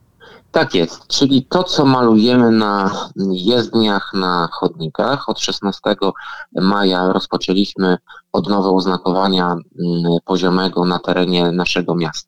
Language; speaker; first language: Polish; native; Polish